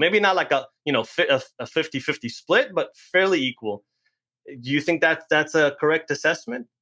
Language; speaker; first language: English; native; English